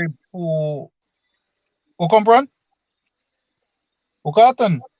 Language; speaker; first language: French; non-native, learner; English